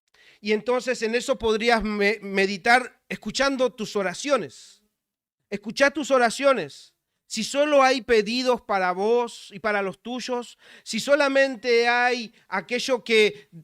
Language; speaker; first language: Spanish; native; Spanish